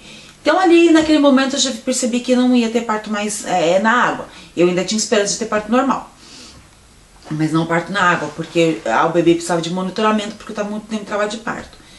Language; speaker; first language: Portuguese; native; Portuguese